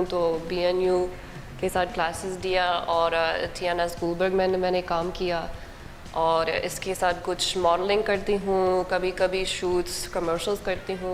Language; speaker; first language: Hindi; non-native, learner; English